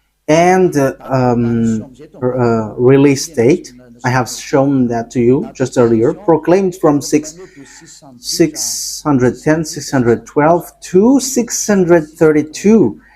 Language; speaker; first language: English; non-native, fluent; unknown